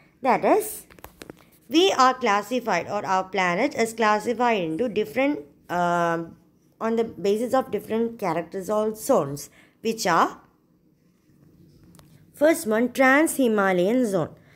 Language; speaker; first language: English; non-native, local second language; Malayalam